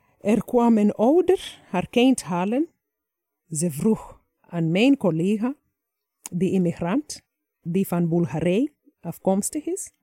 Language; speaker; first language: Dutch; non-native, fluent; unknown